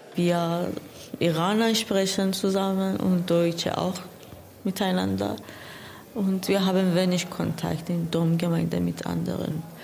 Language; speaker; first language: German; non-native, learner; Persian